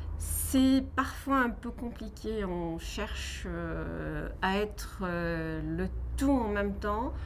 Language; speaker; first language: French; non-native, local second language; Kabyle